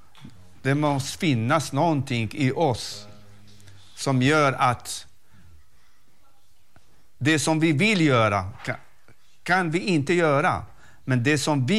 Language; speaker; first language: Swedish; non-native, fluent; Arabic